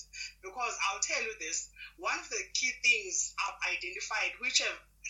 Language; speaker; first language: English; non-native, local second language; Xhosa